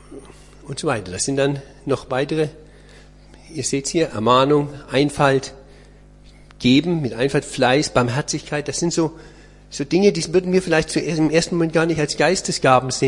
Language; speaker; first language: German; native; German